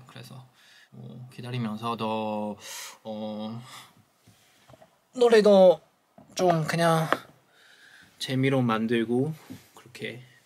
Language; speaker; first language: Korean; non-native, fluent; Chinese